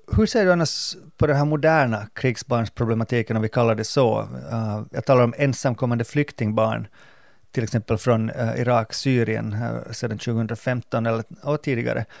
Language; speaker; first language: Swedish; native; Swedish